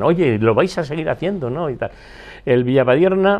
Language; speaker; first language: Spanish; native; Spanish